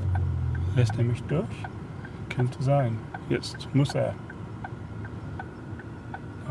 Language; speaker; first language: German; non-native, fluent; English